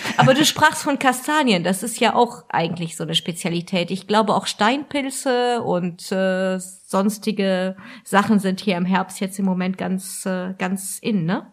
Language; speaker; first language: German; non-native, local second language; French